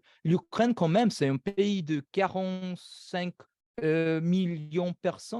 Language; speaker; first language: French; non-native, fluent; English